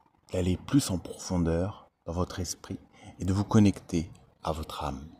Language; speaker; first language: French; native; French